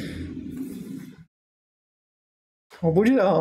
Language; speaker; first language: Chinese; non-native, learner; English